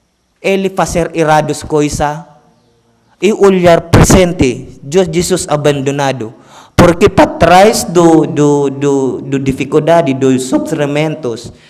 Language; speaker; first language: Portuguese; non-native, learner; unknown